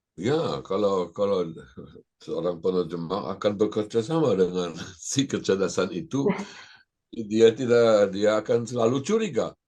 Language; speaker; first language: Indonesian; non-native, fluent; German